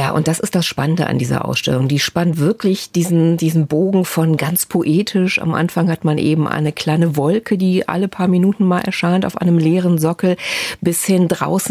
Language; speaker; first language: German; native; German